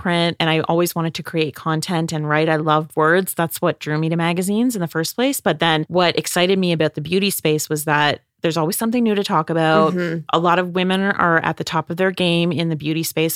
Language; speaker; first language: English; native; English